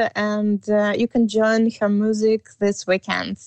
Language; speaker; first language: English; non-native, learner; Ukrainian